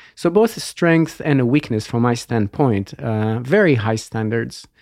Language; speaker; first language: English; non-native, fluent; Hebrew